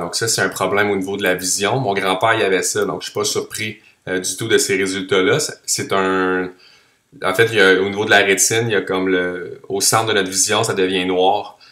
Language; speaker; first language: French; native; French